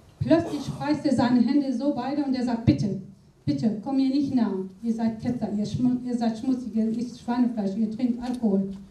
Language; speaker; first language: German; non-native, fluent; Aramaic